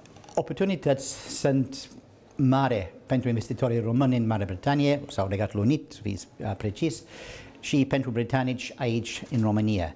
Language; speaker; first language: Romanian; non-native, learner; English